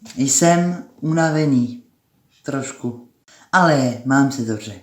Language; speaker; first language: Czech; non-native, fluent; French